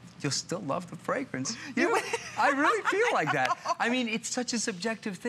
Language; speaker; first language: English; native; English